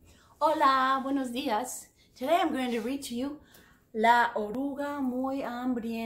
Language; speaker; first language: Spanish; non-native, fluent; English